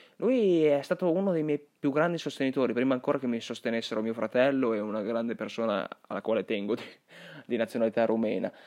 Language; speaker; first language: Italian; early bilingual, other home language; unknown